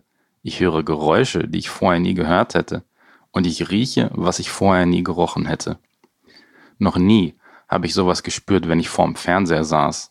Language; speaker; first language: German; native; German